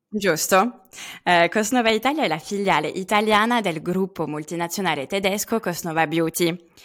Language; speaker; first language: Italian; non-native, fluent; French